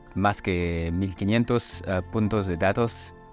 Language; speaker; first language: Spanish; non-native, fluent; French